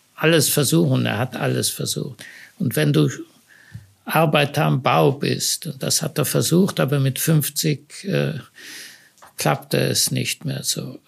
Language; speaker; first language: German; native; German